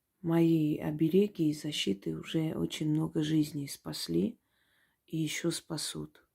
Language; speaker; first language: Russian; native; Russian